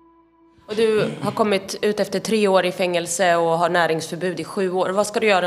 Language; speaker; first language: Swedish; native; Swedish